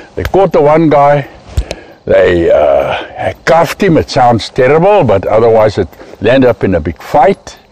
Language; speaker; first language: English; non-native, local second language; Afrikaans